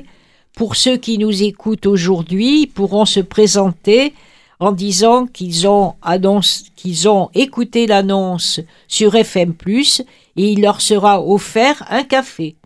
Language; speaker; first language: French; native; French